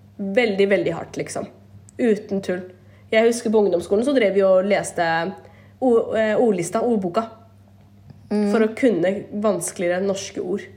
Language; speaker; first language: Norwegian; early bilingual, other home language; Kurdish